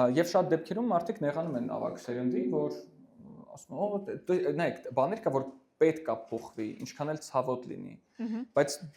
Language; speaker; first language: Armenian; early bilingual, heritage; Armenian